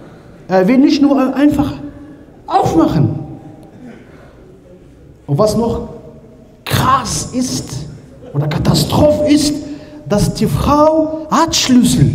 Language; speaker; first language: German; non-native, learner; Arabic